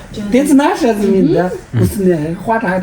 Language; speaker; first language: Russian; non-native, learner; Chinese